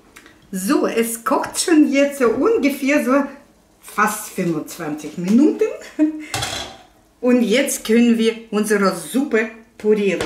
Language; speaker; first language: German; non-native, fluent; Russian